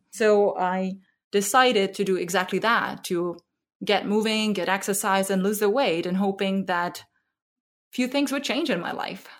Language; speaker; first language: English; non-native, fluent; Czech